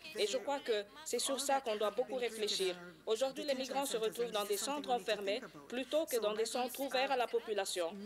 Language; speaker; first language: French; non-native, local second language; Swahili